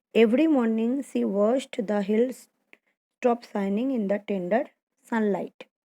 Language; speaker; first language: English; non-native, local second language; Gujarati